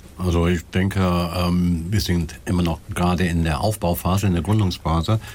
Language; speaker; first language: German; non-native, fluent; English